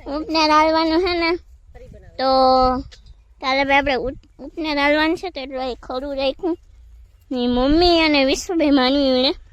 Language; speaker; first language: Gujarati; native; Gujarati